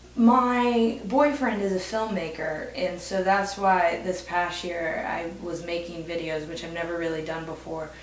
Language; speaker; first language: English; native; English